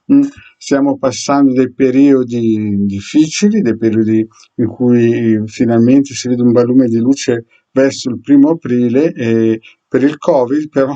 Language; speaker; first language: Italian; native; Italian